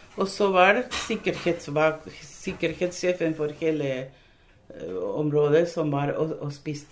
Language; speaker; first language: Norwegian; early bilingual, other home language; Spanish